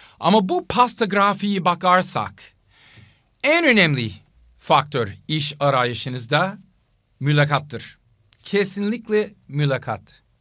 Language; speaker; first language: Turkish; non-native, fluent; English